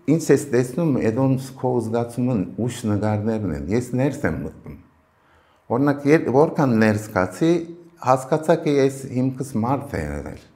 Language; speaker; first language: Armenian; early bilingual, heritage; Armenian